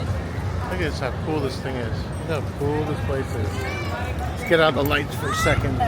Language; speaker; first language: English; native; English